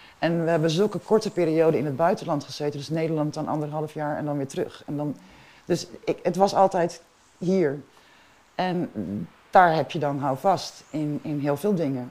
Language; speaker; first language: Dutch; non-native, local second language; Papiamento